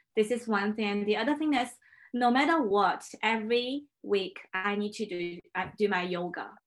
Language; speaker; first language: English; non-native, fluent; Chinese